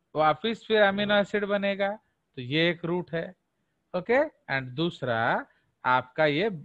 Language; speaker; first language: Hindi; non-native, local second language; Odia